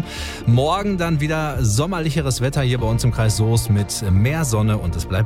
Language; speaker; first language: German; native; German